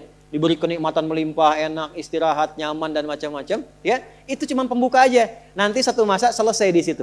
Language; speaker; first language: Indonesian; native; Indonesian